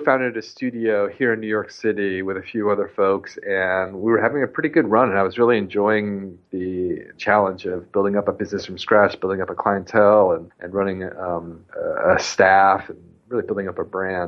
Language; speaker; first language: English; native; English